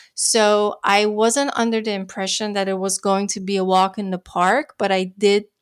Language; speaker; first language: English; non-native, fluent; Dutch